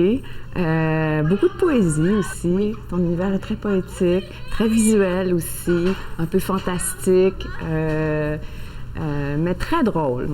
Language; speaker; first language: French; native; French